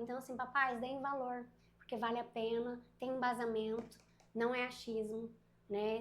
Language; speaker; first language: Portuguese; native; Portuguese